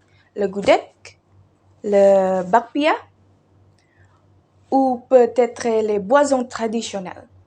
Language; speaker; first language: French; non-native, learner; Indonesian